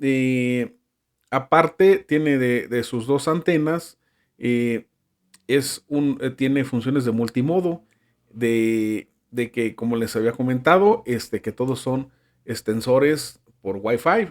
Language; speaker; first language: Spanish; native; Spanish